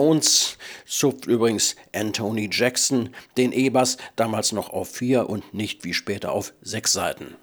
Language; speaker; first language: German; native; German